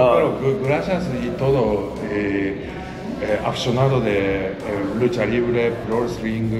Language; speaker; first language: Spanish; non-native, learner; Japanese